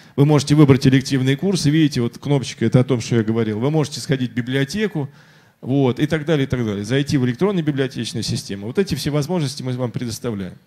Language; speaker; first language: Russian; native; Russian